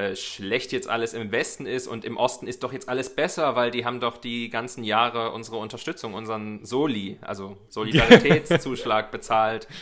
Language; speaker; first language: German; native; German